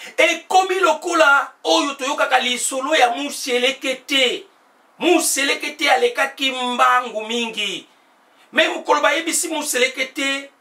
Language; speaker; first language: Lingala; non-native, local second language; Kongo